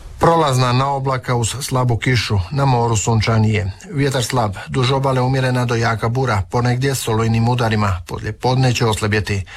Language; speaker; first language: Croatian; native; Croatian